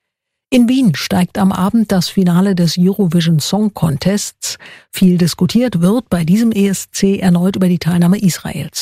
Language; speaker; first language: German; native; German